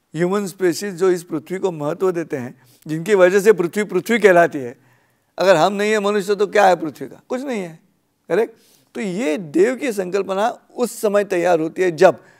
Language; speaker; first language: Hindi; non-native, local second language; Marathi